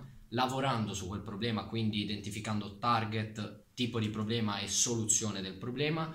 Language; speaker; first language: Italian; native; Italian